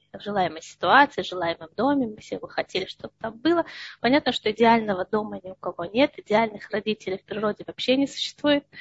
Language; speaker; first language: Russian; early bilingual, heritage; Russian